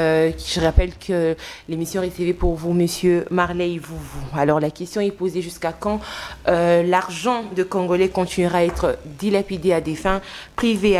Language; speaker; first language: French; non-native, local second language; Lingala